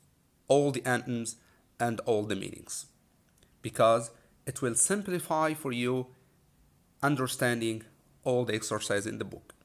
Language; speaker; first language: English; non-native, fluent; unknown